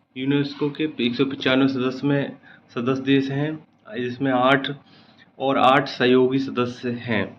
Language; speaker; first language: Hindi; native; Hindi